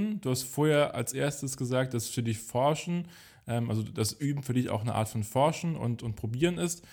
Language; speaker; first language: German; native; German